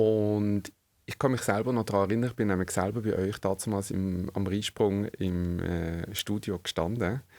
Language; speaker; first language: German; native; German